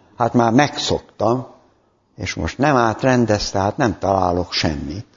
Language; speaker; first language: Hungarian; native; Hungarian